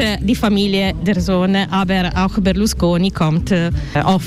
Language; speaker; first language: German; non-native, learner; Italian